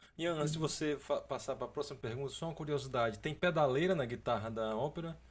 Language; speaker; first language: Portuguese; native; Portuguese